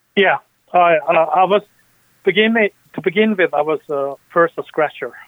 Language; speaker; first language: English; early bilingual, other home language; Norwegian